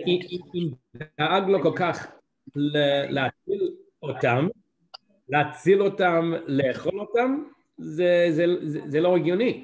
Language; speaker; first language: Hebrew; non-native, fluent; English